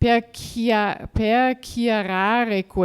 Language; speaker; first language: Italian; non-native, fluent; German